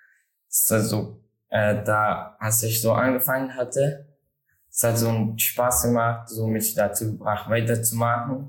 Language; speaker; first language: German; non-native, learner; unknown